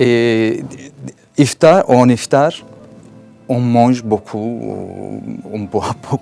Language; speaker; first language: French; non-native, learner; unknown